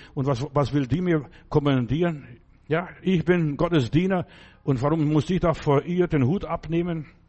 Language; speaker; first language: German; non-native, fluent; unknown